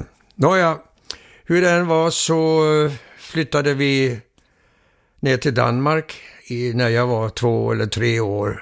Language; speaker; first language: Swedish; early bilingual, heritage; Swedish